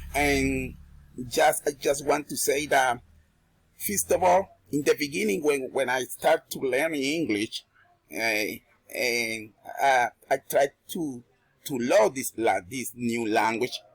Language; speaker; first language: English; non-native, learner; Spanish